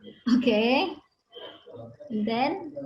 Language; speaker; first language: English; non-native, learner; Indonesian